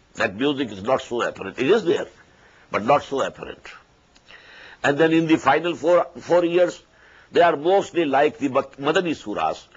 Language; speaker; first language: English; non-native, local second language; Urdu